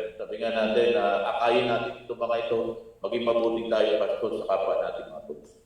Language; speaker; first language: Filipino; native; Filipino